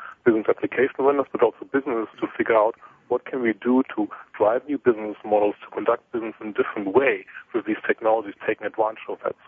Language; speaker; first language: English; non-native, fluent; Italian